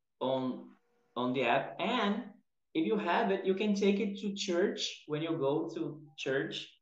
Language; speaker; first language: English; non-native, fluent; Portuguese